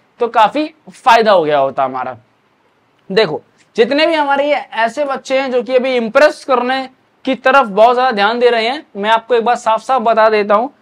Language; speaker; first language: Hindi; native; Hindi